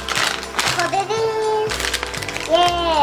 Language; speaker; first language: Japanese; early bilingual, heritage; Japanese